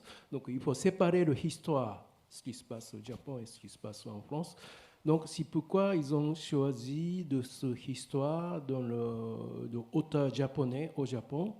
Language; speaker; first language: French; non-native, learner; Japanese